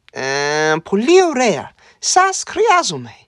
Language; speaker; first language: Greek; non-native, learner; English